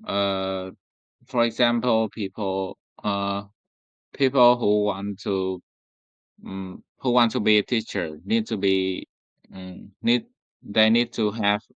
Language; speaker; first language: English; non-native, learner; Vietnamese